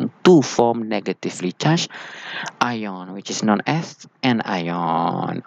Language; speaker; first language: English; non-native, local second language; Malay